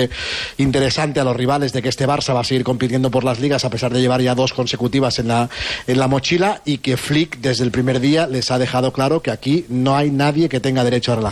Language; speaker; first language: Spanish; native; Spanish